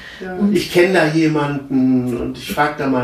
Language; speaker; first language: German; native; German